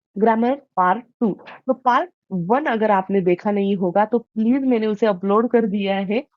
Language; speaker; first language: Hindi; non-native, local second language; Marathi